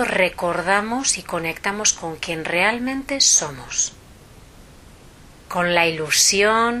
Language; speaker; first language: Spanish; native; Spanish